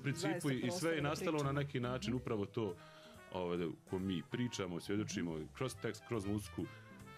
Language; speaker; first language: Serbian; native; Serbian